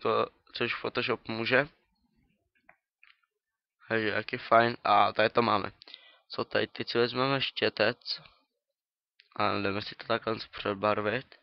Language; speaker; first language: Czech; native; Czech